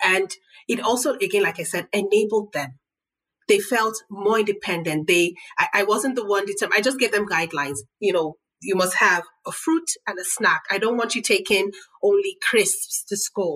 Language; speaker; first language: English; non-native, local second language; Yoruba